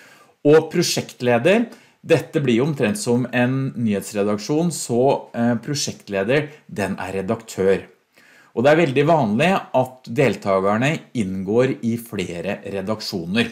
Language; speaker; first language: Norwegian; native; Norwegian